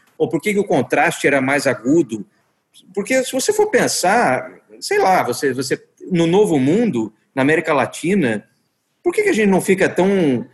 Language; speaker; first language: Portuguese; native; Portuguese